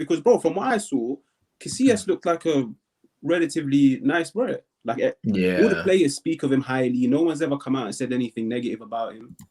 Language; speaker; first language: English; native; English